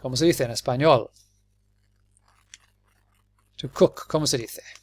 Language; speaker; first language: Spanish; non-native, fluent; English